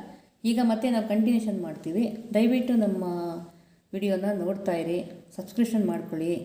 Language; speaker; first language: Kannada; native; Kannada